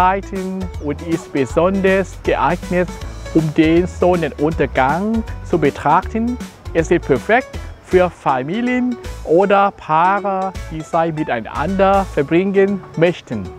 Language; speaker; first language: German; non-native, fluent; Thai